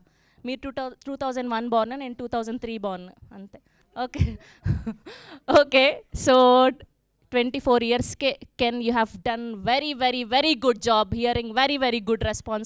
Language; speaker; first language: Telugu; native; Telugu